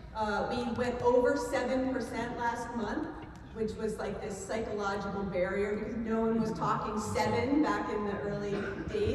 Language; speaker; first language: English; native; English